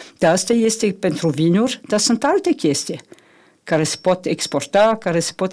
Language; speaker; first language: Romanian; non-native, fluent; French